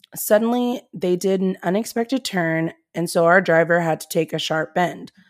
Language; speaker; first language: English; native; English